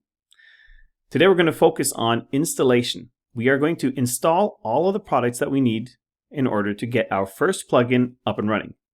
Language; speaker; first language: English; non-native, fluent; Norwegian